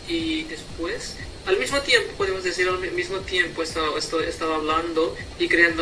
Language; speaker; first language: Spanish; non-native, fluent; Hindi